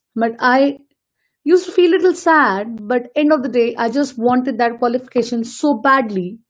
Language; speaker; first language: English; non-native, local second language; Hindi